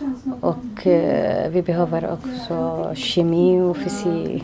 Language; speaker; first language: Swedish; non-native, learner; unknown